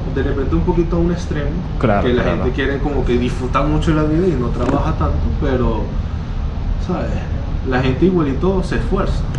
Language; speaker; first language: Spanish; native; Spanish